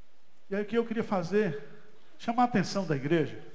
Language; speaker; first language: Portuguese; native; Portuguese